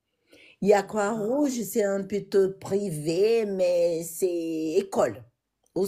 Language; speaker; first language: French; non-native, learner; Portuguese